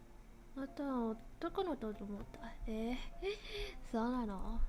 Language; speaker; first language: Japanese; non-native, learner; English